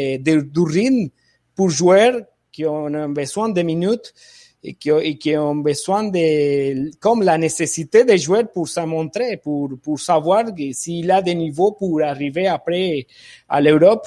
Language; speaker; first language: French; non-native, fluent; Spanish